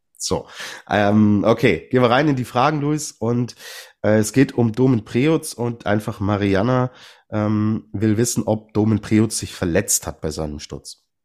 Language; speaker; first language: German; native; German